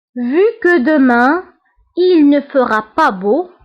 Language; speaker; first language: French; non-native, local second language; Arabic